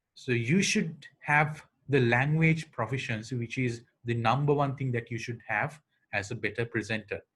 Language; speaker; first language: English; non-native, local second language; Sinhala